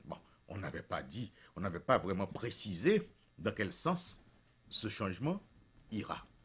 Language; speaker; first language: French; non-native, local second language; Haitian Creole